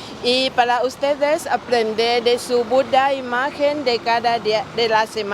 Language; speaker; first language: Spanish; non-native, learner; Thai